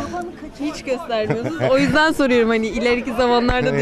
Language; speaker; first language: Turkish; native; Turkish